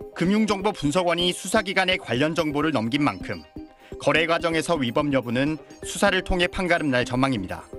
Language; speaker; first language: Korean; native; Korean